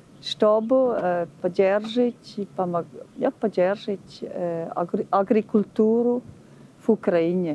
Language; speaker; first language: Russian; non-native, learner; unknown